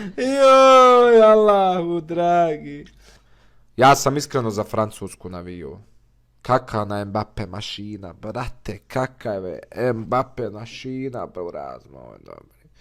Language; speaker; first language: Bosnian; native; Bosnian